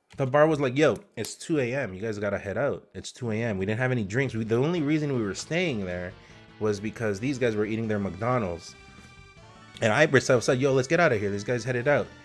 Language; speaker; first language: English; native; English